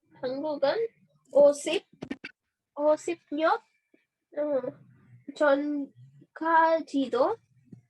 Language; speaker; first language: Korean; non-native, learner; Hindi